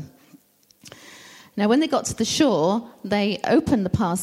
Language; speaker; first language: English; native; English